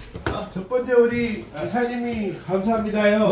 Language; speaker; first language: Korean; non-native, learner; Punjabi